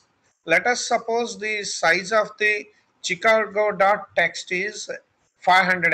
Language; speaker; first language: English; non-native, local second language; Telugu